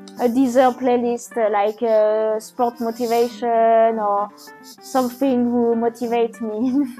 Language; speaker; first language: English; non-native, learner; French